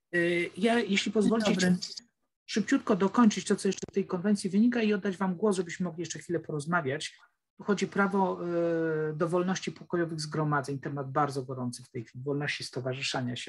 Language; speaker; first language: Polish; native; Polish